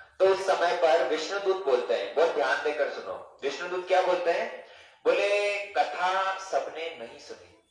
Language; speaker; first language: Hindi; non-native, fluent; English